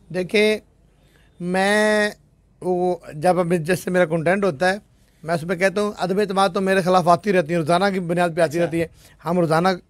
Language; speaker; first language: Urdu; non-native, local second language; Punjabi